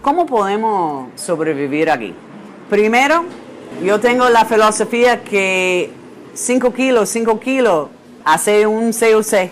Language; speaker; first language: Spanish; non-native, fluent; English